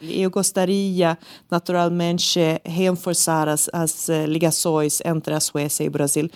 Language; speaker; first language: Portuguese; non-native, learner; Swedish